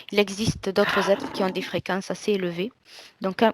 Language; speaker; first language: French; native; French